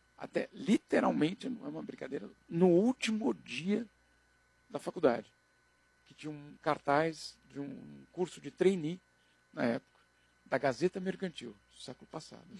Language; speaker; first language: Portuguese; native; Portuguese